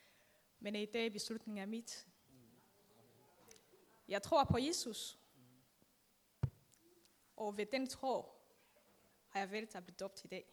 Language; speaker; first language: Danish; non-native, fluent; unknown